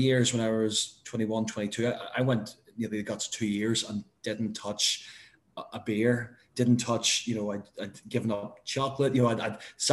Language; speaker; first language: English; native; English